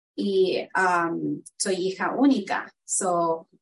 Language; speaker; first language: Spanish; early bilingual, heritage; Spanish